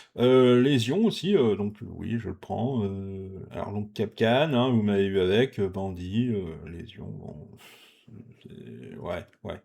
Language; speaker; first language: French; native; French